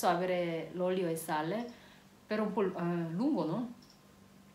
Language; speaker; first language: Italian; non-native, learner; Korean